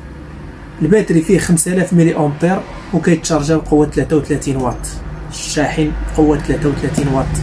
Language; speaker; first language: Arabic; native; Arabic